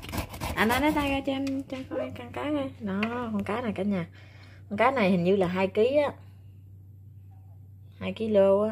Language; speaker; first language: Vietnamese; native; Vietnamese